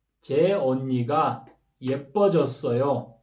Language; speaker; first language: Korean; non-native, fluent; Kyrgyz